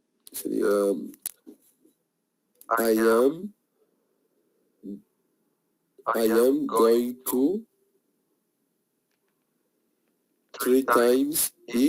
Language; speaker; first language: English; non-native, learner; Spanish